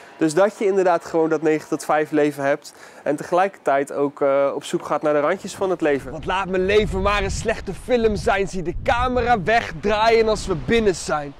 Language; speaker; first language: Dutch; native; Dutch